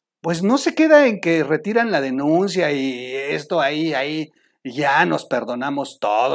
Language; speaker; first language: Spanish; native; Spanish